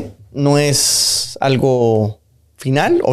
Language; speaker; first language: Spanish; native; Spanish